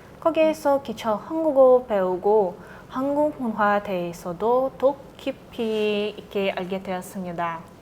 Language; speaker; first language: Korean; non-native, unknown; Russian